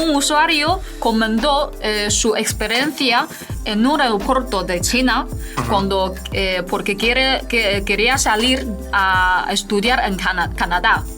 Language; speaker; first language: Spanish; non-native, fluent; Chinese